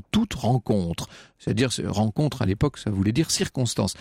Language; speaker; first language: French; native; French